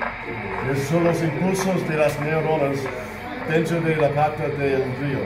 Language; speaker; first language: Spanish; non-native, fluent; English